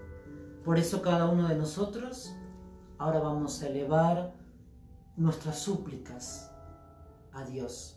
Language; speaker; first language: Spanish; native; Spanish